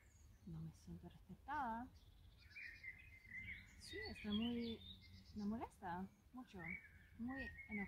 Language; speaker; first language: Spanish; non-native, learner; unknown